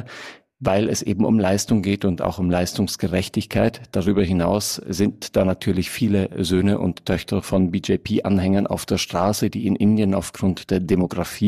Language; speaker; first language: German; native; German